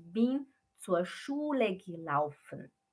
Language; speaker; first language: German; non-native, fluent; Portuguese